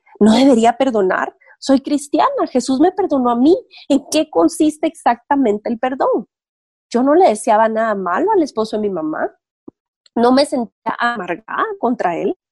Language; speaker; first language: Spanish; native; Spanish